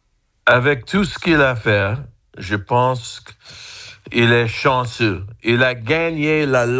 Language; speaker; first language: French; non-native, fluent; English